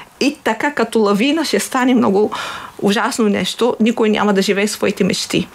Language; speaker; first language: Bulgarian; non-native, fluent; Arabic